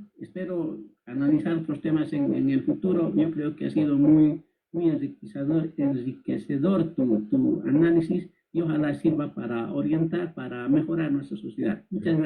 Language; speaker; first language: Spanish; native; Spanish